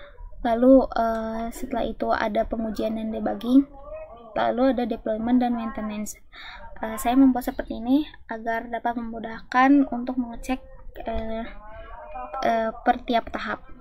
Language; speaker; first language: Indonesian; native; Indonesian